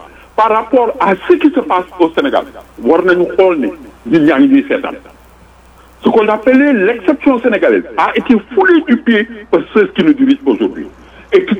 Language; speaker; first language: French; non-native, local second language; Wolof